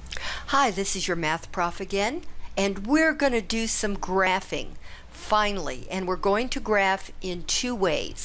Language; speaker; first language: English; native; English